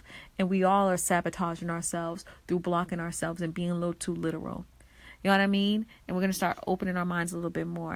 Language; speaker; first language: English; native; English